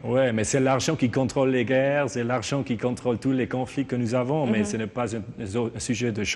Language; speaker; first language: French; non-native, learner; German